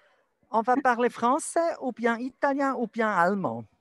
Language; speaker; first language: French; non-native, local second language; German